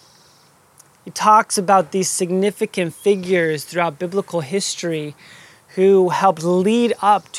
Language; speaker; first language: English; native; English